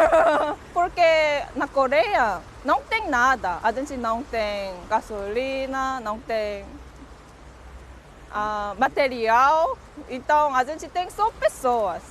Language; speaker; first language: Portuguese; non-native, learner; Korean